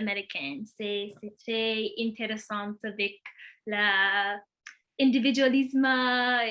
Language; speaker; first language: French; non-native, learner; English